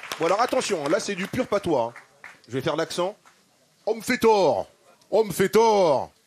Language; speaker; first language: French; native; French